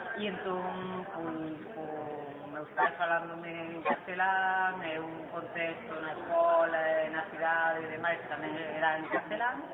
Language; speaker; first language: Galician; non-native, local second language; Spanish